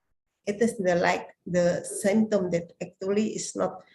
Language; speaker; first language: English; non-native, learner; Indonesian